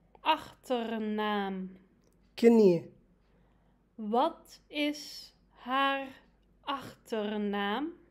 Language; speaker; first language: Dutch; non-native, fluent; Arabic